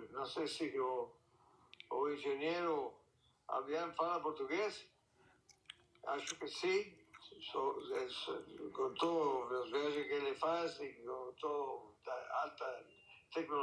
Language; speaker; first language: Portuguese; non-native, fluent; English